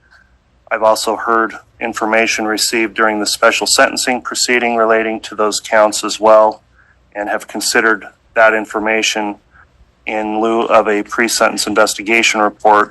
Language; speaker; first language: English; native; English